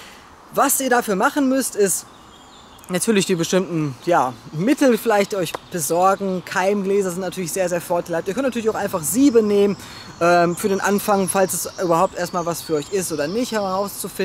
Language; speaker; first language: German; native; German